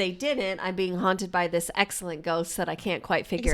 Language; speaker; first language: English; native; English